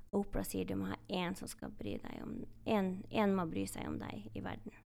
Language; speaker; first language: Norwegian; native; Norwegian